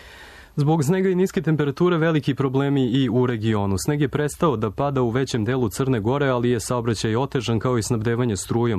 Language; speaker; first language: Croatian; native; Croatian